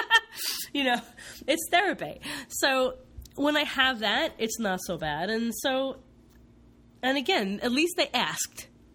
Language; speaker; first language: English; native; English